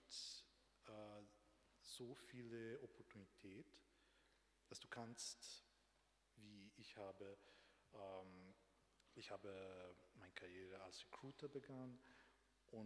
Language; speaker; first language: German; non-native, fluent; Romanian